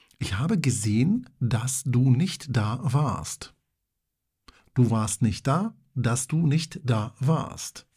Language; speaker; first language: German; non-native, fluent; Polish